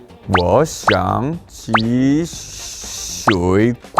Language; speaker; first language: Chinese; non-native, learner; Korean